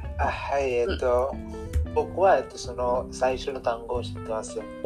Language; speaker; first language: Japanese; non-native, learner; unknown